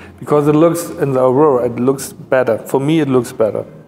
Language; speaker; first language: English; non-native, fluent; German